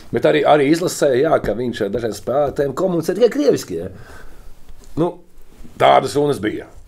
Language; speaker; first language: Latvian; native; Latvian